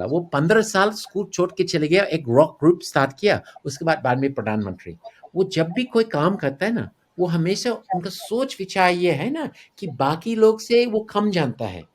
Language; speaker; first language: Hindi; non-native, fluent; English